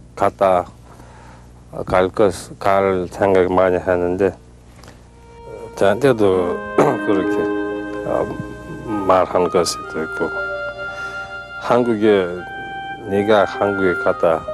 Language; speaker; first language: Korean; early bilingual, heritage; Korean